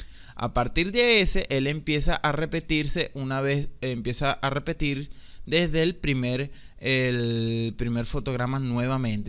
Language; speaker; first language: Spanish; native; Spanish